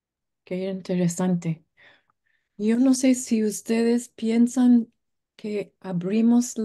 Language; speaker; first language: Spanish; non-native, fluent; English